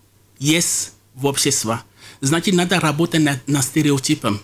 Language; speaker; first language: Russian; non-native, fluent; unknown